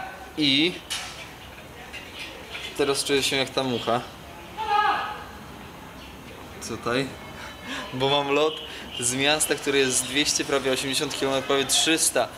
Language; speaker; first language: Polish; native; Polish